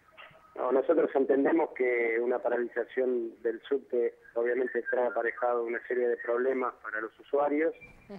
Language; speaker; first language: Spanish; native; Spanish